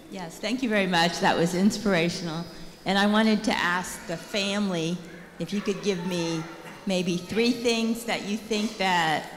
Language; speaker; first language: English; non-native, fluent; Chinese